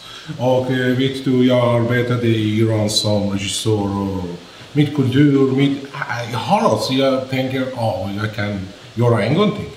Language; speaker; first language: Swedish; non-native, learner; Persian